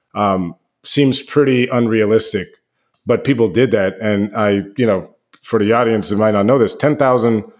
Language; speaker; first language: English; native; English